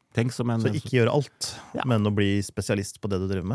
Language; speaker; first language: Norwegian; native; Norwegian